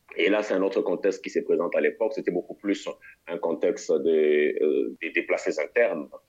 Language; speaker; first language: French; non-native, local second language; Lingala